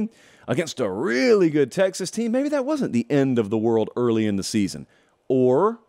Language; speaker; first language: English; native; English